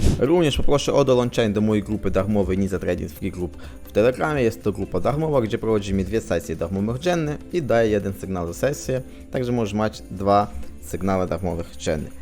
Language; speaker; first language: Polish; non-native, fluent; Ukrainian